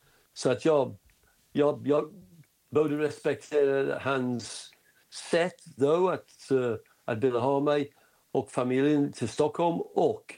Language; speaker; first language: Swedish; non-native, fluent; English